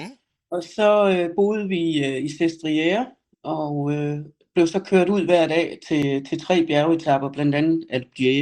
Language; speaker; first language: Danish; native; Danish